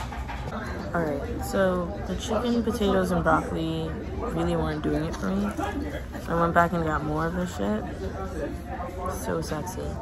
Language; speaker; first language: English; native; English